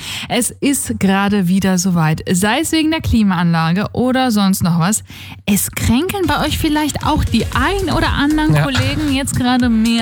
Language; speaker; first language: German; native; German